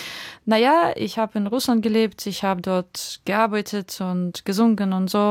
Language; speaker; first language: German; non-native, fluent; Ukrainian